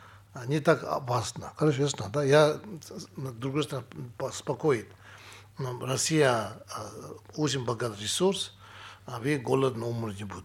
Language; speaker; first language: Russian; non-native, learner; Tibetan